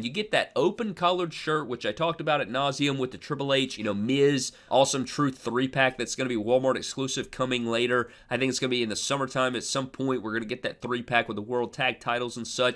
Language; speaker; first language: English; native; English